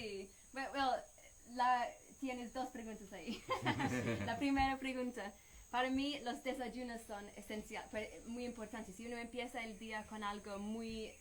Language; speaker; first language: Spanish; non-native, fluent; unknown